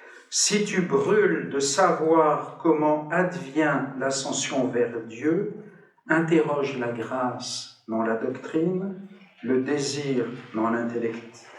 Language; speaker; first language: French; native; French